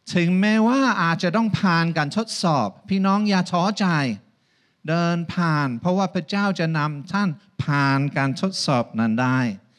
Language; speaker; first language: Thai; non-native, fluent; English